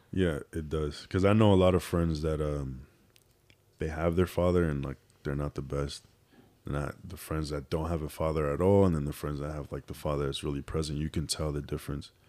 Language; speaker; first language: English; native; English